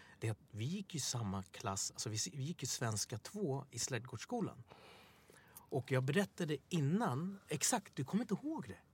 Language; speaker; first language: Swedish; early bilingual, other home language; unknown